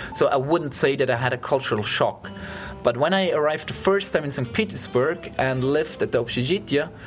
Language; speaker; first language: English; non-native, fluent; German